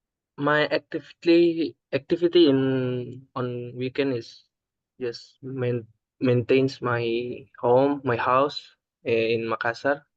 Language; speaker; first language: English; non-native, learner; Indonesian